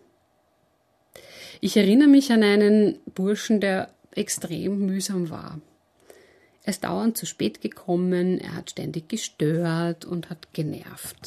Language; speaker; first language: German; native; German